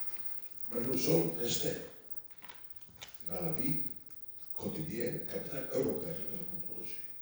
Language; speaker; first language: French; non-native, learner; Italian